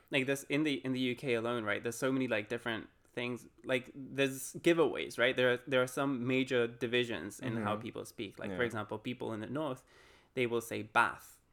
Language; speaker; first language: English; early bilingual, other home language; Spanish